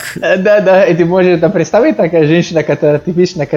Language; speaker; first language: Russian; non-native, fluent; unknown